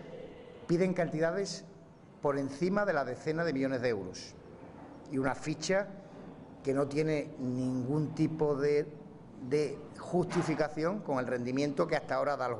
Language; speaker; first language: Spanish; native; Spanish